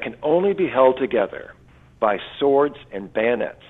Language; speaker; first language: English; native; English